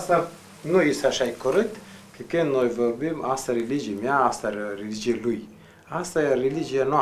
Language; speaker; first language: Romanian; non-native, learner; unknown